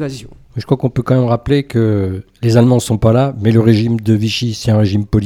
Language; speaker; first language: French; native; French